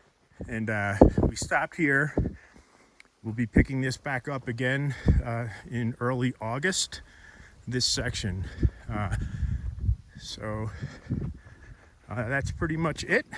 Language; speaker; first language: English; native; English